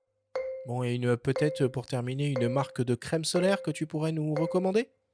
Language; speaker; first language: French; native; French